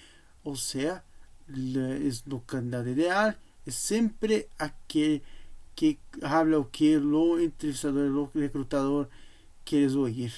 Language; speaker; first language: Portuguese; non-native, learner; Spanish